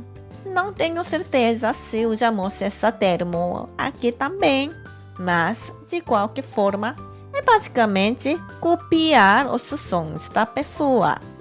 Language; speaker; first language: Portuguese; non-native, fluent; Korean